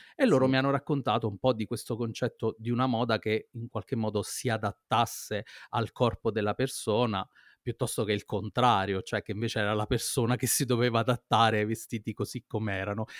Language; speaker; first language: Italian; native; Italian